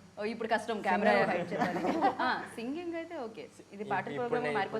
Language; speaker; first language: Telugu; native; Telugu